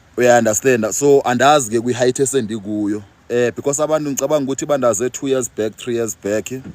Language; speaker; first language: Zulu; non-native, local second language; Xhosa